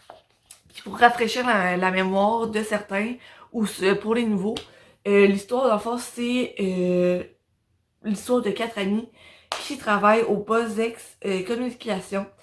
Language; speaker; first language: French; native; French